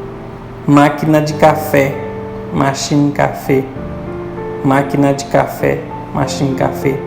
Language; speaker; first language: Portuguese; non-native, fluent; Haitian Creole